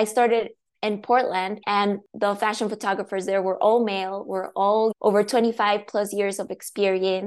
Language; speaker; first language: English; non-native, fluent; Spanish